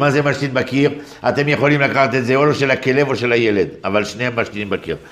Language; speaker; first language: Hebrew; non-native, fluent; French